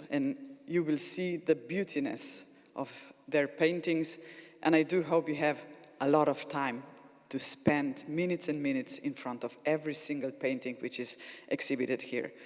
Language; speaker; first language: English; non-native, fluent; Slovenian